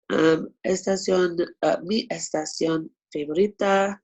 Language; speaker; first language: Spanish; non-native, learner; English